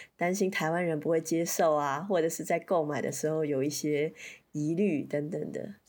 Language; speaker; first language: Chinese; native; Chinese